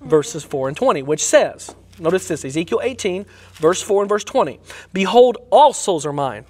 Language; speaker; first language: English; native; English